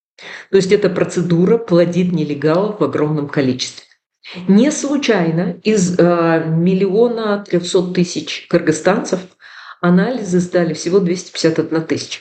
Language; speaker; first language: Russian; native; Russian